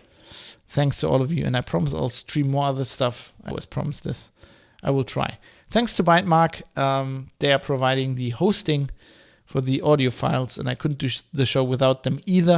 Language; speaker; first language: English; non-native, fluent; German